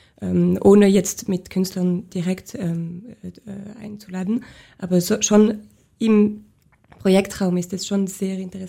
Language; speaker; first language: German; non-native, local second language; French